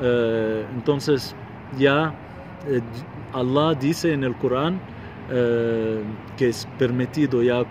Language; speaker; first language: Spanish; non-native, fluent; Arabic